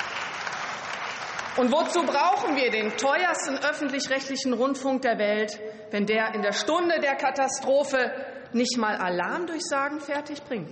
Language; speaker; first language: German; native; German